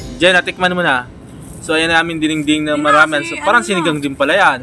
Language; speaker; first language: Filipino; non-native, local second language; Bikol